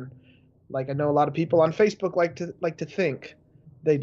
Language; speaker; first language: English; native; English